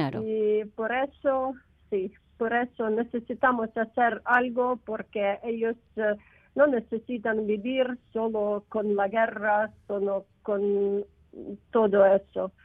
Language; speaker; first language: Spanish; non-native, learner; Ukrainian